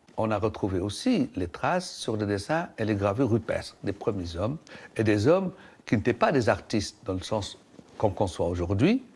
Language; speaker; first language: French; non-native, local second language; Arabic